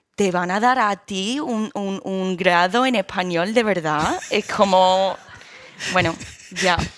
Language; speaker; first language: Spanish; non-native, fluent; English